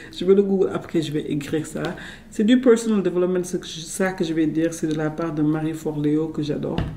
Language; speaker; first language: French; non-native, local second language; Wolof